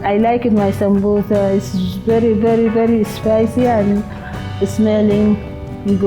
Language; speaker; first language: English; non-native, learner; Arabic